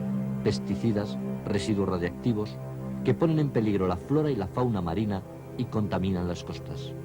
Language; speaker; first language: Spanish; native; Spanish